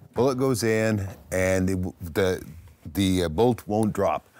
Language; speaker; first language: English; native; English